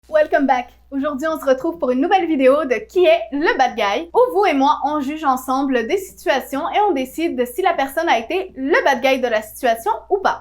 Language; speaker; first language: French; native; French